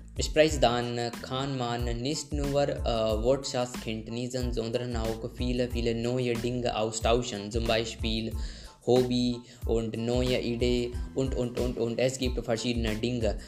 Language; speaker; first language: German; non-native, learner; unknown